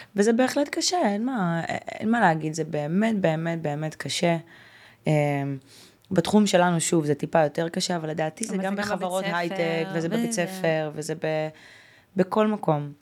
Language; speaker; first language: Hebrew; native; Hebrew